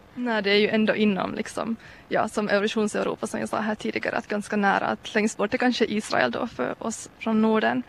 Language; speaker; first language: Swedish; native; Swedish